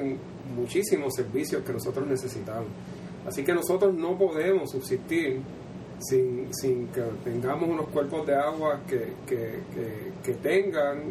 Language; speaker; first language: Spanish; native; Spanish